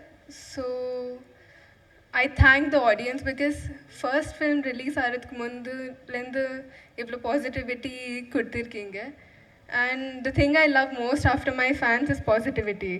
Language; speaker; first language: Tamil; non-native, fluent; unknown